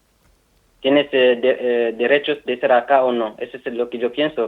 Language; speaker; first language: Spanish; non-native, fluent; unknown